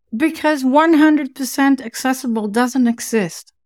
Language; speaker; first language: English; non-native, fluent; Dutch